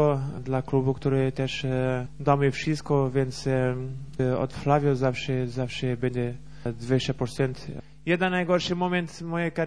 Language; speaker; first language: Polish; non-native, learner; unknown